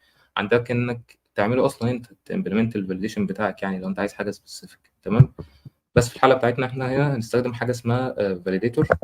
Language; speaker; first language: Arabic; native; Arabic